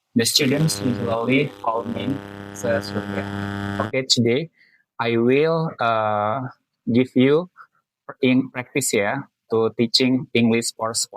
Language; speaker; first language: English; non-native, fluent; Indonesian